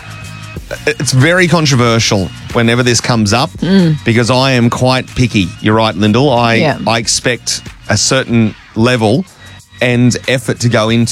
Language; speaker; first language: English; native; English